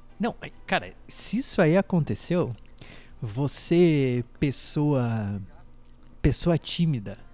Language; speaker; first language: Portuguese; native; Portuguese